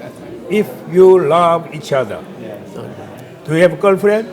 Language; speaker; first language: English; non-native, learner; Korean